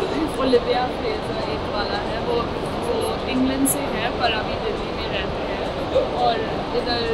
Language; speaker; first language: Hindi; non-native, learner; English